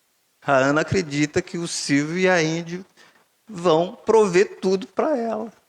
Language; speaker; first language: Portuguese; native; Portuguese